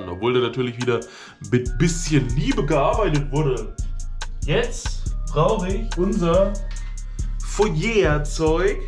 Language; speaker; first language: German; native; German